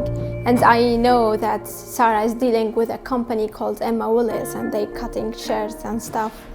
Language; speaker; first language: English; non-native, fluent; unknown